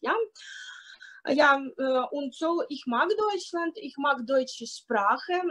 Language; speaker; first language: German; non-native, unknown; Russian